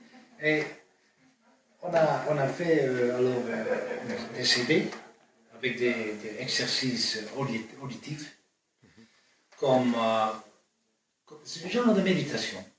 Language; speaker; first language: French; non-native, fluent; Dutch